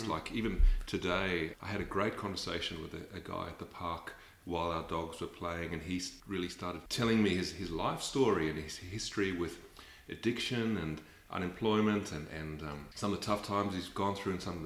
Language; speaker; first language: English; native; English